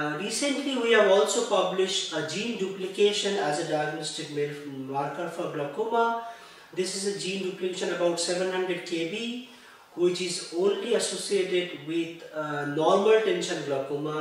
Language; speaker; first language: English; non-native, local second language; Bangla